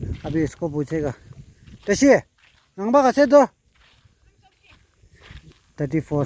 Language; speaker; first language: Hindi; non-native, local second language; Tibetan